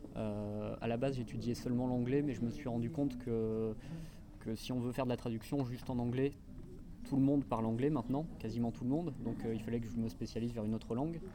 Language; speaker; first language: French; native; French